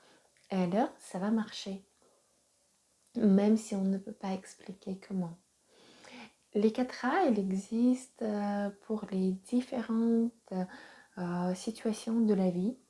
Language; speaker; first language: French; non-native, fluent; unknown